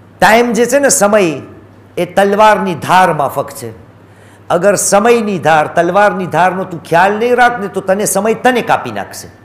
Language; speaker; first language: Gujarati; early bilingual, heritage; Gujarati